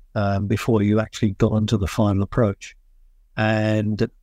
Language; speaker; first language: English; native; English